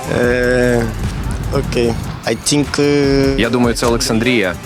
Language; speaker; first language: Ukrainian; non-native, learner; Portuguese